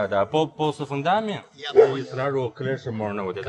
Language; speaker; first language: Russian; non-native, learner; Chinese